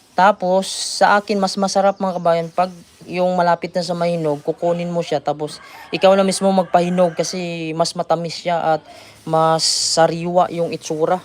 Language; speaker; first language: Filipino; non-native, local second language; Cebuano